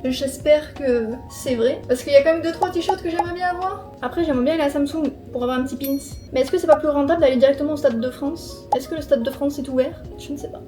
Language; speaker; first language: French; native; French